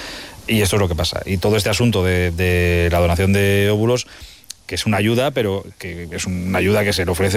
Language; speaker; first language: Spanish; native; Spanish